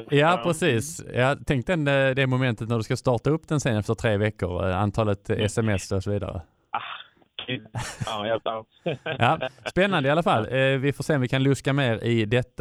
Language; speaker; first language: Swedish; native; Swedish